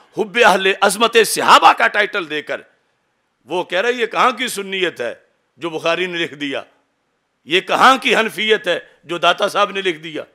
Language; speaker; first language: Urdu; non-native, local second language; Punjabi